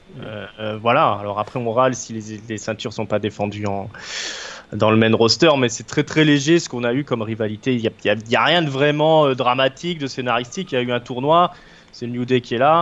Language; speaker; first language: French; native; French